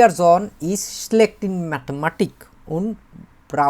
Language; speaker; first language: German; non-native, fluent; Bangla